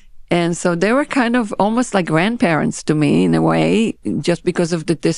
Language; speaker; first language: English; non-native, fluent; Hebrew